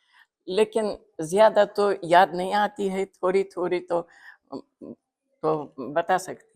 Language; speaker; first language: Hindi; non-native, fluent; Uzbek